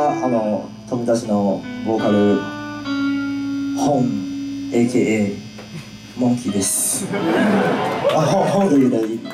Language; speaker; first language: Japanese; non-native, learner; Chinese